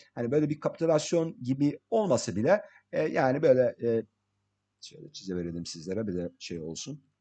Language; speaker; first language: Turkish; early bilingual, heritage; English